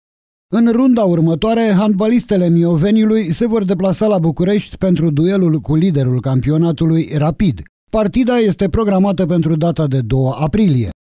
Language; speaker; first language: Romanian; native; Romanian